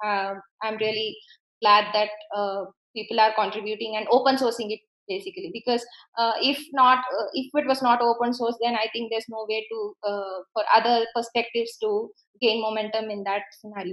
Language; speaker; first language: English; non-native, local second language; Tamil